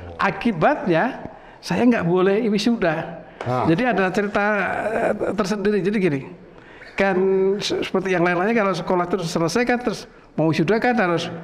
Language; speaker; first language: Indonesian; native; Indonesian